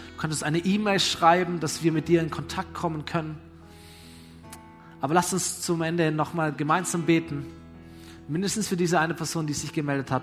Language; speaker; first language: German; native; German